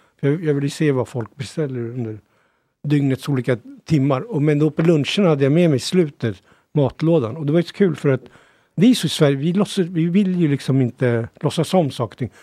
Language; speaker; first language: Swedish; early bilingual, other home language; Punjabi